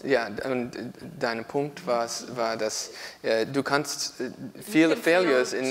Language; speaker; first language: German; non-native, learner; English